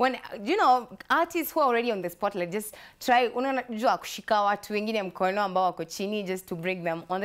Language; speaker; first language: English; non-native, local second language; Swahili